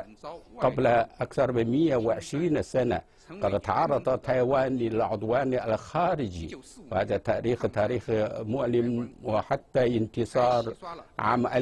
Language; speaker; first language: Arabic; non-native, fluent; Chinese